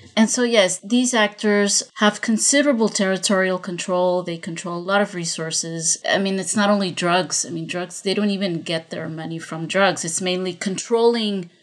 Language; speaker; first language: English; non-native, fluent; Spanish